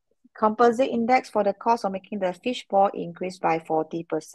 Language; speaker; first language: English; non-native, local second language; Malay